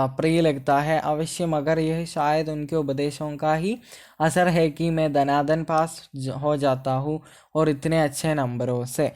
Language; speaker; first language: Hindi; non-native, local second language; Malayalam